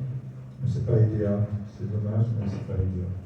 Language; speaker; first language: French; non-native, local second language; Dutch